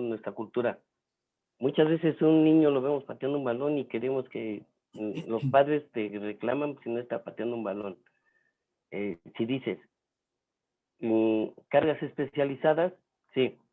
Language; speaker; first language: Spanish; native; Spanish